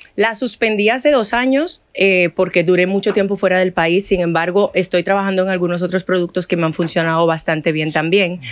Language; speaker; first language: Spanish; non-native, fluent; Haitian Creole